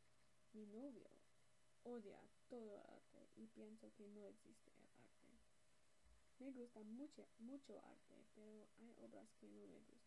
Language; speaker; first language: Spanish; non-native, learner; English